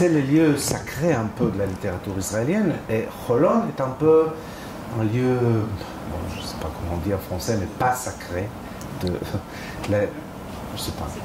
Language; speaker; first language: French; non-native, fluent; Hebrew